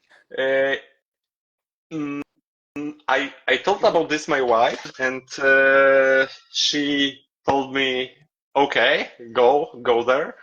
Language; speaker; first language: English; non-native, learner; Polish